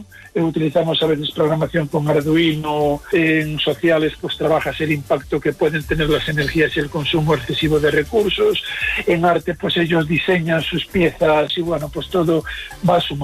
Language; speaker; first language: Spanish; native; Spanish